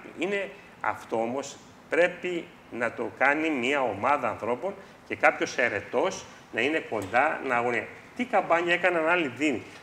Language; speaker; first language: Greek; native; Greek